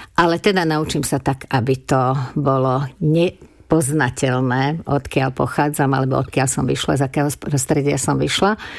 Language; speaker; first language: Slovak; non-native, local second language; Hungarian